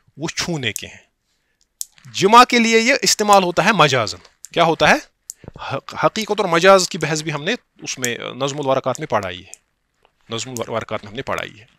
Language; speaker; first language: Urdu; non-native, local second language; Kashmiri